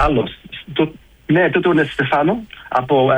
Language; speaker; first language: Greek; early bilingual, heritage; English